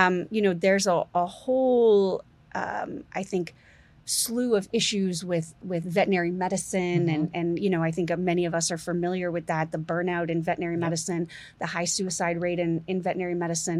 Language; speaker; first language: English; native; English